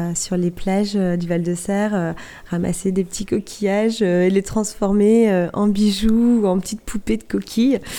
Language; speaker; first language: French; native; French